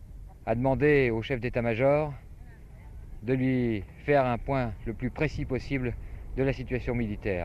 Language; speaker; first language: French; native; French